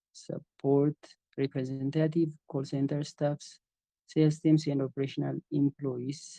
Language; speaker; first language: English; non-native, local second language; Amharic